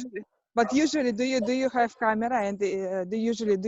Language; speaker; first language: English; non-native, learner; Russian